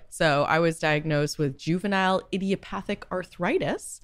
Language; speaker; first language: English; native; English